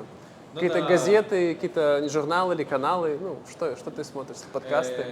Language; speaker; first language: Russian; native; Russian